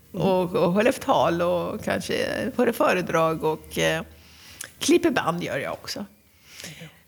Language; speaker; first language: Swedish; non-native, fluent; Persian